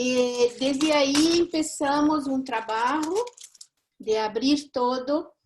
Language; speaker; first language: Spanish; non-native, fluent; Portuguese